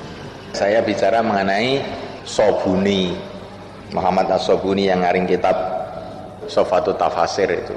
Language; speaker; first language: Indonesian; native; Indonesian